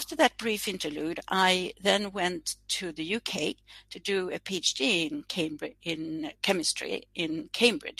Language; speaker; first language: English; non-native, fluent; Swedish